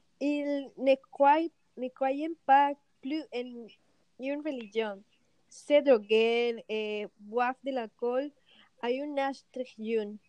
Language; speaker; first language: French; non-native, learner; Spanish